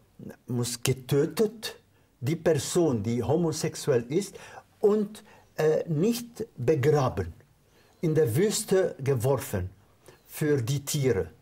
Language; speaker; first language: German; non-native, fluent; Arabic